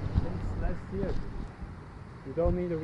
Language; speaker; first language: English; non-native, fluent; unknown